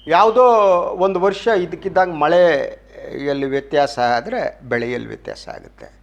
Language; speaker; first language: Kannada; native; Kannada